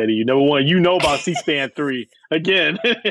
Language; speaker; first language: English; native; English